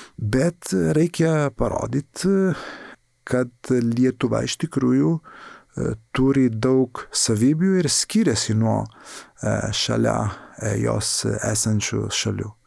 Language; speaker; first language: Lithuanian; non-native, fluent; Italian